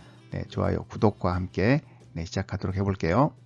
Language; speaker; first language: Korean; native; Korean